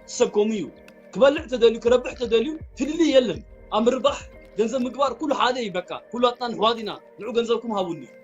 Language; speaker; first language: Tigrinya; native; Tigrinya